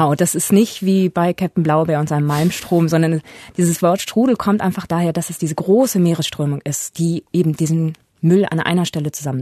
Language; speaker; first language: German; native; German